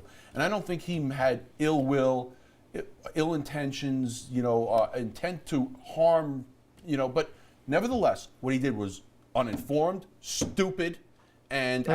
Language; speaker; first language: English; native; English